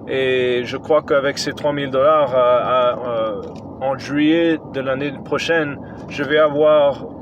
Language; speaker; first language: French; non-native, fluent; English